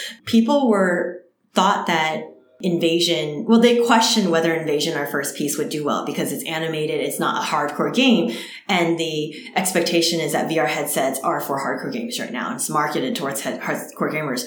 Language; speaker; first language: English; early bilingual, other home language; Cantonese